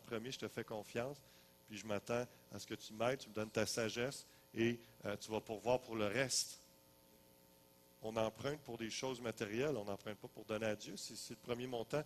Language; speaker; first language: French; native; French